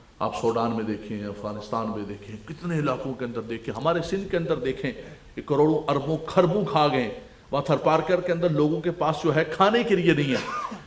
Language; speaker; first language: Urdu; non-native, local second language; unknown